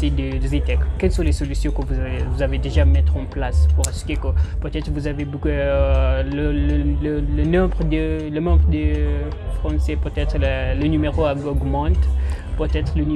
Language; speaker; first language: French; non-native, fluent; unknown